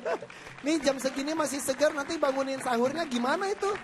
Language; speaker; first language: Indonesian; native; Indonesian